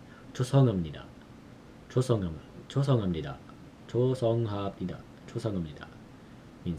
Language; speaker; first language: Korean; non-native, learner; English